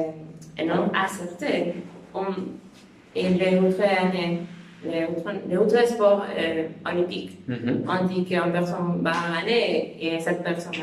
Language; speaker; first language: French; non-native, learner; Spanish